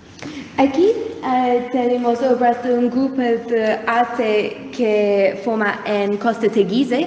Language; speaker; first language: Spanish; non-native, learner; English